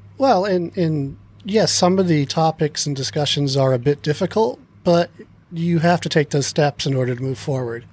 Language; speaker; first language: English; native; English